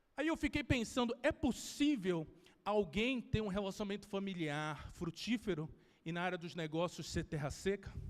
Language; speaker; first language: Portuguese; native; Portuguese